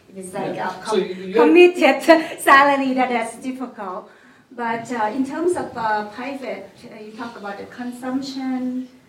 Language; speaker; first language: English; non-native, fluent; Thai